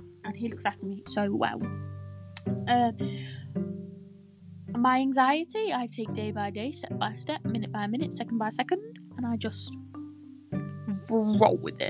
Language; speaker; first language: English; native; English